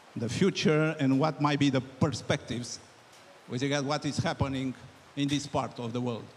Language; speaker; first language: English; non-native, fluent; Romanian